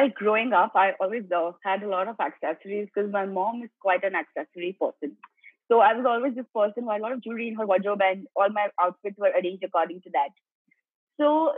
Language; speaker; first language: English; non-native, local second language; Gujarati